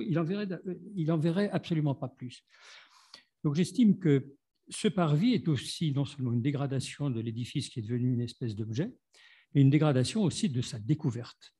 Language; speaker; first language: French; native; French